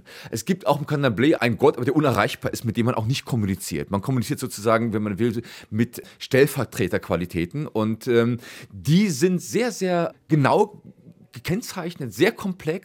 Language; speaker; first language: German; native; German